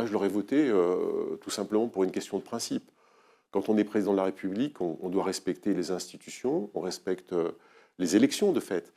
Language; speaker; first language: French; native; French